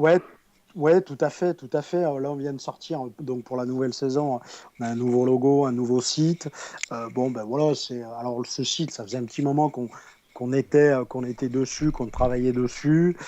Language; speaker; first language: French; native; French